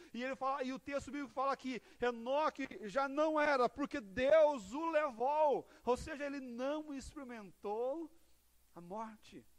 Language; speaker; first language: Portuguese; native; Portuguese